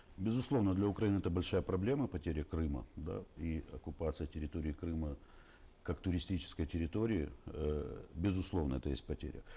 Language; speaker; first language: Russian; native; Russian